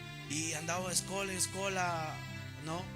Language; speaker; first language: Italian; non-native, fluent; Spanish